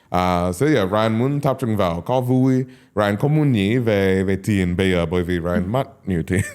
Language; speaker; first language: Vietnamese; non-native, learner; English